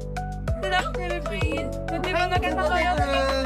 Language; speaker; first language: Japanese; non-native, learner; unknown